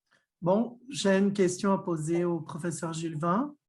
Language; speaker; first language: French; non-native, fluent; Portuguese